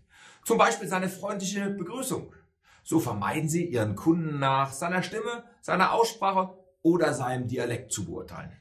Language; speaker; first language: German; native; German